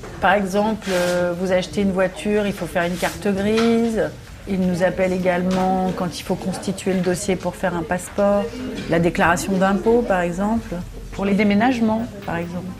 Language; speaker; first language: French; native; French